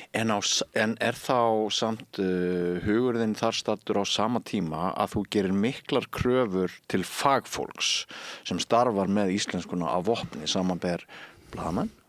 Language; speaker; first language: Icelandic; native; Icelandic